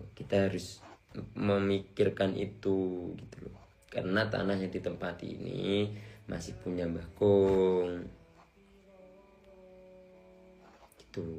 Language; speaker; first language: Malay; non-native, local second language; Javanese